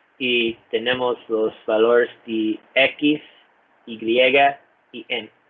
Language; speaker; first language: Spanish; non-native, learner; English